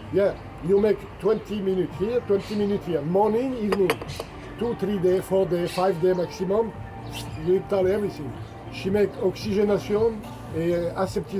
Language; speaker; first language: English; non-native, learner; French